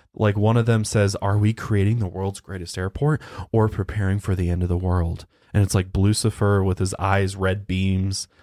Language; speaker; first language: English; native; English